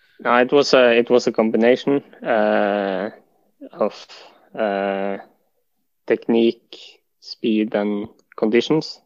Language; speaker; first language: English; non-native, fluent; Norwegian